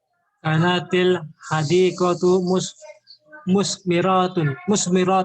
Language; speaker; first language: Arabic; non-native, learner; Indonesian